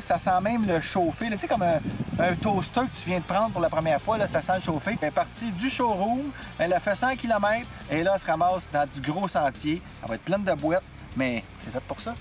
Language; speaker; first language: French; native; French